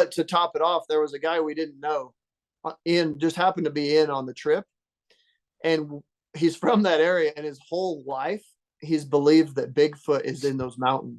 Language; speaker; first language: English; native; English